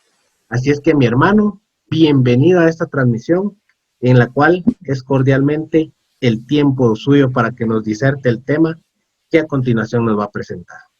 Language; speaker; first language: Spanish; native; Spanish